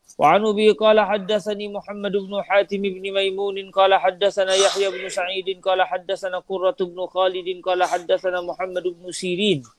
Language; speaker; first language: Arabic; non-native, fluent; Malay